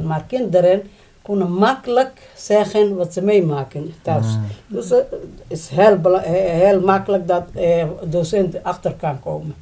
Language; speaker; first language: Dutch; non-native, learner; Somali